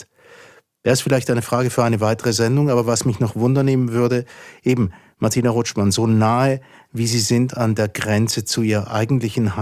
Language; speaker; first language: German; native; German